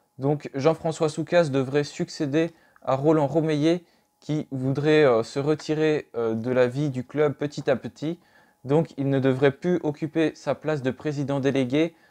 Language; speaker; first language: French; native; French